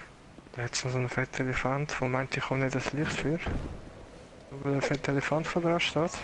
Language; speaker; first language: German; native; German